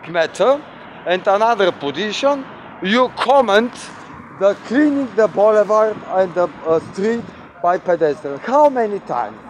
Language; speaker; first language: English; non-native, learner; Bulgarian